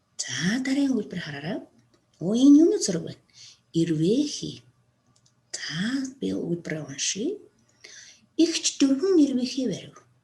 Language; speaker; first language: Mongolian; non-native, local second language; Kazakh